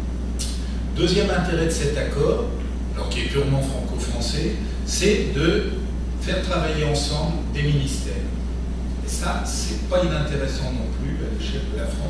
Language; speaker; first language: French; native; French